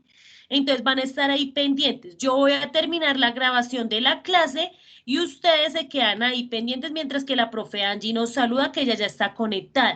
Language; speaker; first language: Spanish; native; Spanish